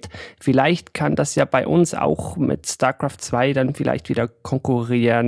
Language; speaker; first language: German; native; German